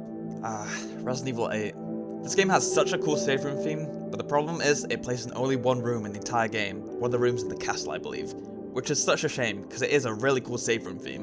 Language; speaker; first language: English; native; English